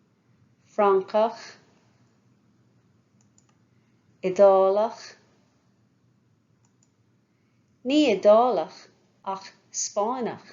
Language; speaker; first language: Irish; non-native, fluent; English